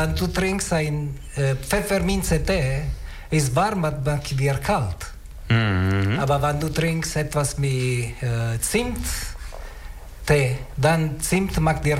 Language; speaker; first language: German; non-native, learner; Italian